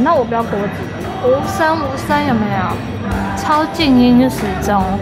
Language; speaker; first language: Chinese; native; Chinese